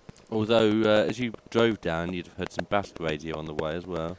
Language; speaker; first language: English; native; English